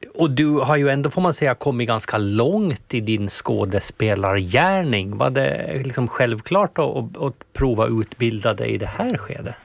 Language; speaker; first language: Swedish; native; Swedish